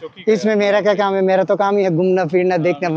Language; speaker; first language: Hindi; non-native, learner; Bangla